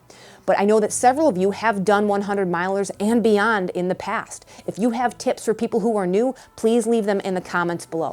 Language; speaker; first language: English; native; English